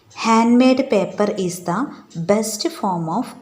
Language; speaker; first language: English; non-native, local second language; Malayalam